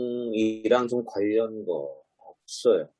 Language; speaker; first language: Korean; non-native, learner; Vietnamese